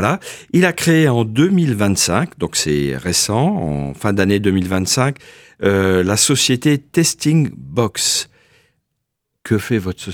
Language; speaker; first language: French; native; French